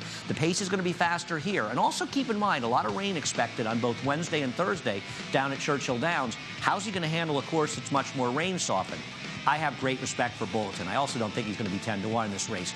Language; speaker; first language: English; native; English